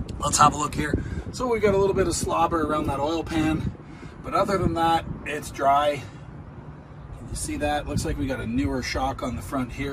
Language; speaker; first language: English; native; English